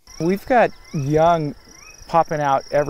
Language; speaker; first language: English; native; English